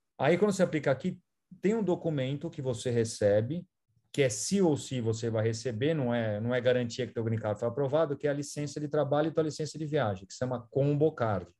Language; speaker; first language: Portuguese; native; Portuguese